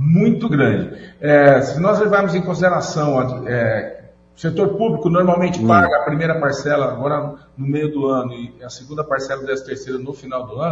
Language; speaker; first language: Portuguese; native; Portuguese